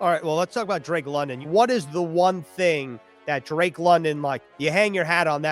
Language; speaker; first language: English; native; English